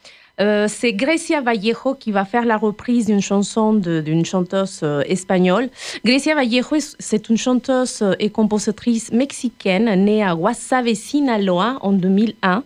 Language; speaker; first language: French; native; French